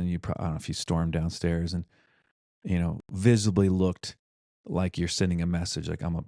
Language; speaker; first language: English; native; English